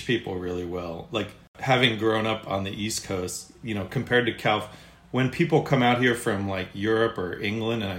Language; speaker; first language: English; native; English